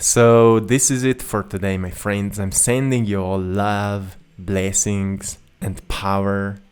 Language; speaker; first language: English; non-native, fluent; Slovenian